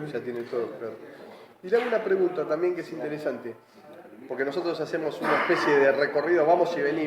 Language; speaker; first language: Spanish; native; Spanish